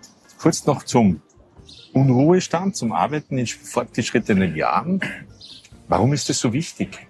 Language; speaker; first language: German; native; German